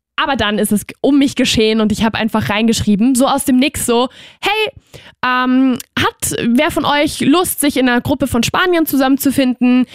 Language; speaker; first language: German; non-native, fluent; Spanish